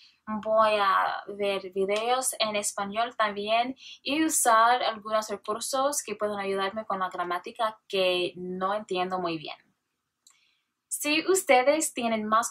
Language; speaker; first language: Spanish; non-native, learner; English